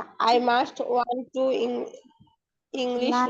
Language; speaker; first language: English; non-native, learner; Bangla